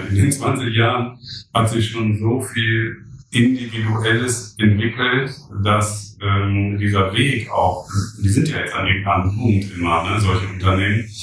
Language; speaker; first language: German; native; German